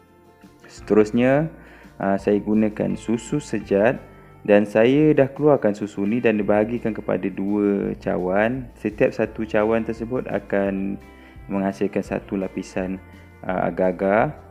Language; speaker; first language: Malay; native; Malay